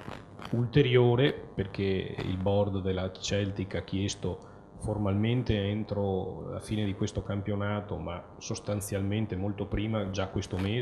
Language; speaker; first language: Italian; native; Italian